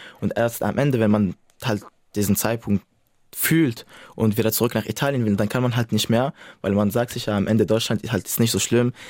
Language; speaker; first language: German; non-native, fluent; Italian